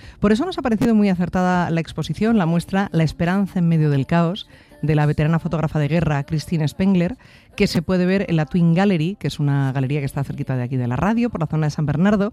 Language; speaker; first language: Spanish; native; Spanish